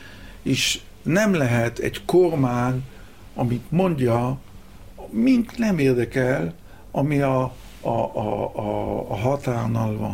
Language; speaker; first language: Hungarian; early bilingual, heritage; Hebrew